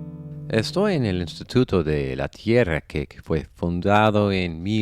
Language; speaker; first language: Spanish; non-native, fluent; English